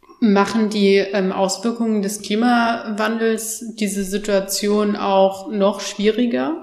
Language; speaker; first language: German; native; German